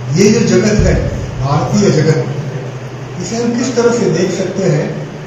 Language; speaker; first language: Hindi; non-native, local second language; Gujarati